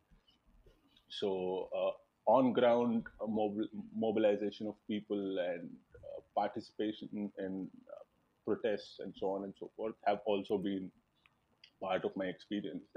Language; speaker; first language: English; non-native, local second language; Telugu